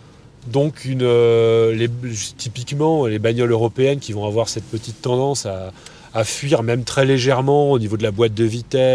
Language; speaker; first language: French; native; French